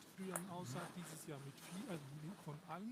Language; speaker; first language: German; non-native, learner; Russian